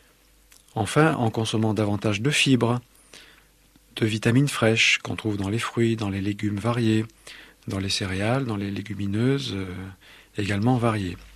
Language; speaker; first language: French; native; French